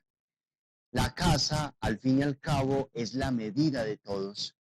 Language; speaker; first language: Spanish; native; Spanish